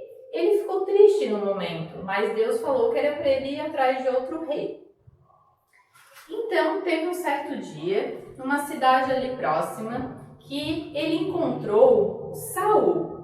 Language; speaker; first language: Portuguese; native; Portuguese